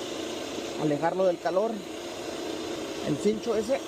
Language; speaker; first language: Spanish; native; Spanish